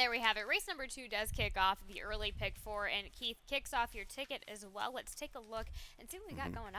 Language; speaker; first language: English; native; English